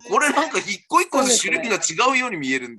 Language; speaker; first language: Japanese; native; Japanese